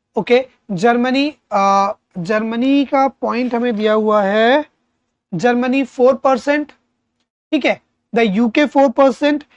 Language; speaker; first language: Hindi; native; Hindi